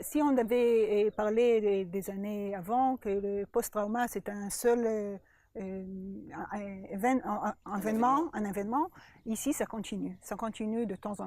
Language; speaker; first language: French; non-native, learner; Hebrew